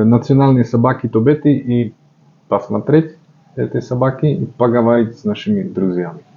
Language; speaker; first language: Russian; non-native, learner; Slovak